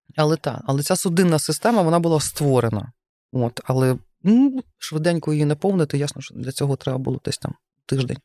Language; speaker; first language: Ukrainian; native; Ukrainian